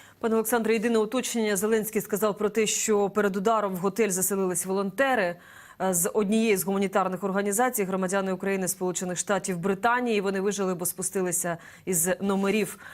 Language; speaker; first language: Ukrainian; native; Ukrainian